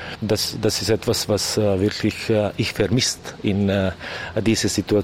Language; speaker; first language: German; non-native, learner; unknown